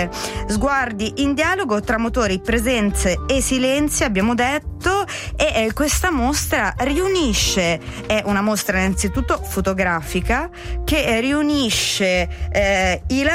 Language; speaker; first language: Italian; native; Italian